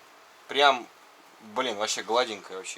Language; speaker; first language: Russian; native; Russian